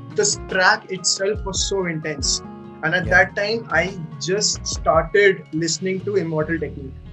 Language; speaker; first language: English; non-native, local second language; Hindi